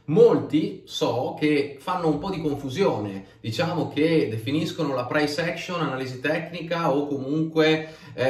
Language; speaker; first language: Italian; native; Italian